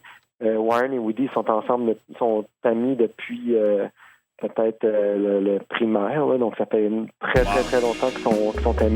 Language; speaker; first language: French; native; French